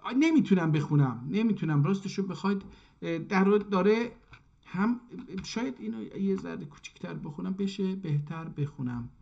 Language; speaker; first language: Persian; non-native, local second language; Azerbaijani